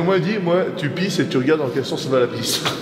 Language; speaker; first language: French; native; French